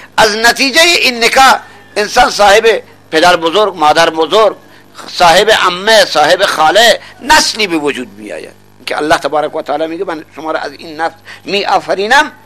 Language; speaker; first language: Persian; non-native, local second language; Baluchi